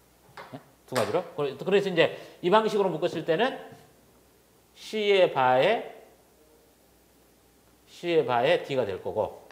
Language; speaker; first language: Korean; native; Korean